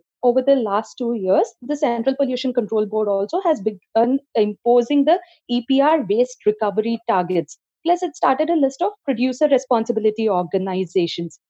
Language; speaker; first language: English; non-native, local second language; Telugu